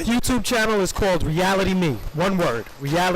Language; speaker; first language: English; native; English